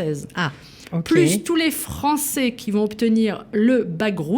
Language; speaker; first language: French; native; French